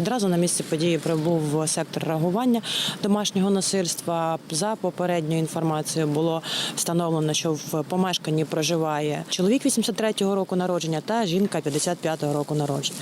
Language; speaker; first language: Ukrainian; native; Ukrainian